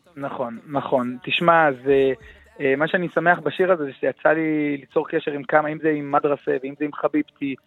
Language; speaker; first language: Hebrew; native; Hebrew